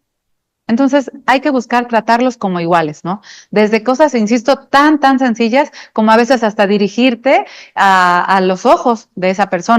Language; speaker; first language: Spanish; native; Spanish